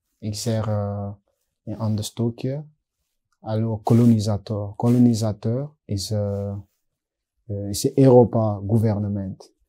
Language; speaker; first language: Dutch; non-native, learner; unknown